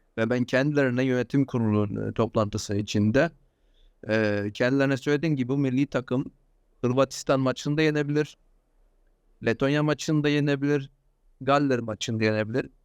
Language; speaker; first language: Turkish; early bilingual, heritage; Turkish